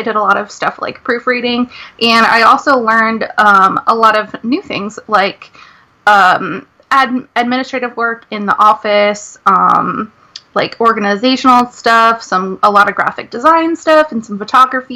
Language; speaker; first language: English; native; English